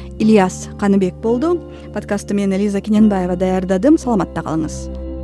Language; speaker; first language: Kyrgyz; native; Kyrgyz